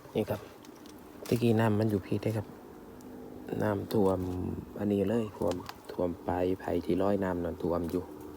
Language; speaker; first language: Thai; native; Thai